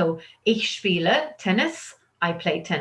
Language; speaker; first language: German; non-native, fluent; English